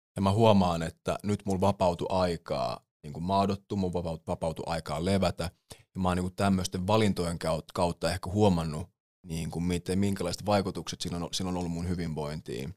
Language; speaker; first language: Finnish; early bilingual, other home language; English